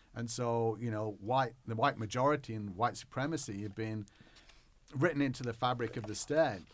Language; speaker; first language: English; native; English